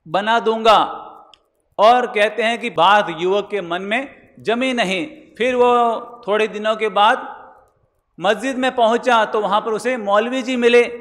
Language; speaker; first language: Hindi; native; Hindi